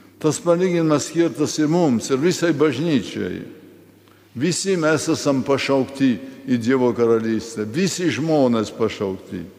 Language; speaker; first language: Lithuanian; early bilingual, heritage; Lithuanian